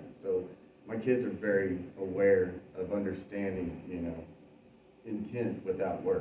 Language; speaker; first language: English; native; English